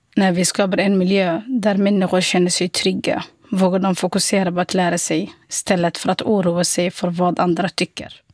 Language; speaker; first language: Swedish; non-native, fluent; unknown